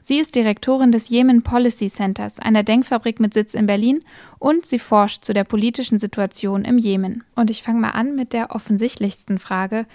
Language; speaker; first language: German; native; German